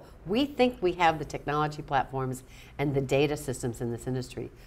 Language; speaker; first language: English; native; English